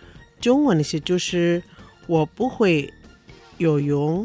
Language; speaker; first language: Chinese; non-native, fluent; Indonesian